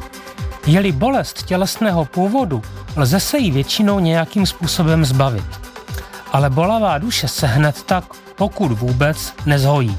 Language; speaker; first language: Czech; native; Czech